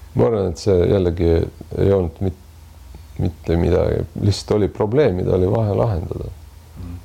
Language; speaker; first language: Estonian; non-native, local second language; Russian